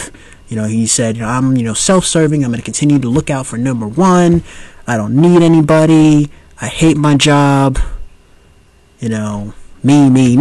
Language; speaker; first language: English; native; English